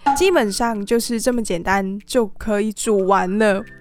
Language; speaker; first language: Chinese; non-native, fluent; Cantonese